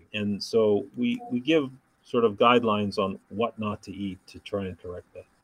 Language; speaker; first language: English; native; English